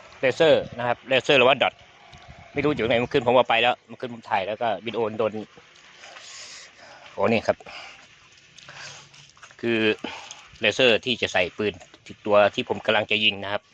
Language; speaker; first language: Thai; native; Thai